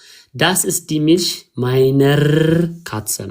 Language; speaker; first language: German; non-native, learner; Amharic